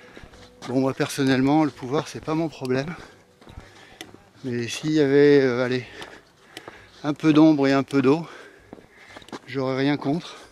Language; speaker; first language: French; native; French